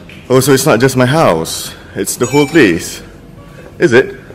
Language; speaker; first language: English; non-native, local second language; Malay